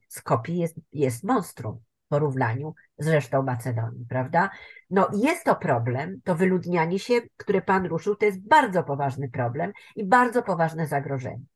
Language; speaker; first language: Polish; native; Polish